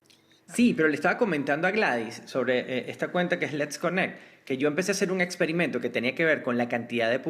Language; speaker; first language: Spanish; native; Spanish